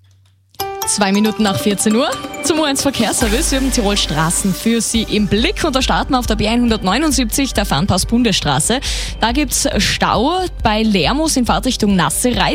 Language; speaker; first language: German; native; German